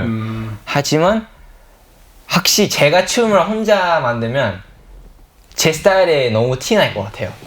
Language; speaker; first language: Korean; early bilingual, heritage; English